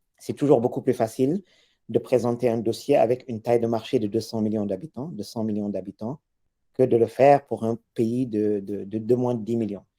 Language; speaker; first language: French; non-native, local second language; Wolof